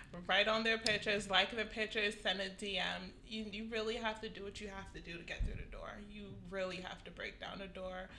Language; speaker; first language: English; native; English